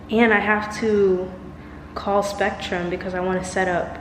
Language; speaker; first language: English; native; English